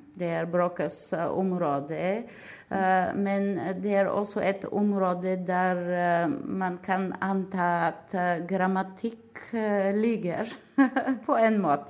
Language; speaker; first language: Norwegian; non-native, fluent; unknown